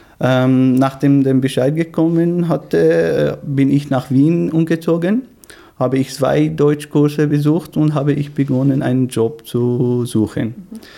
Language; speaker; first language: German; non-native, learner; Arabic